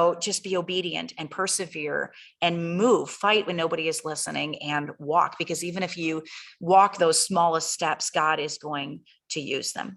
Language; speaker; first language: English; native; English